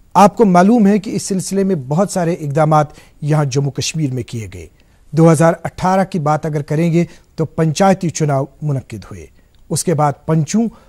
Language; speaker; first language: Hindi; non-native, local second language; Kashmiri